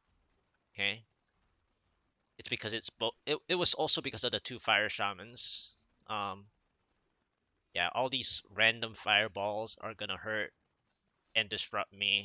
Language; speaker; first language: English; native; English